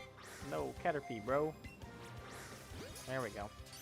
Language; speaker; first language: English; native; English